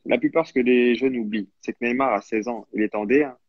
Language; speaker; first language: French; native; French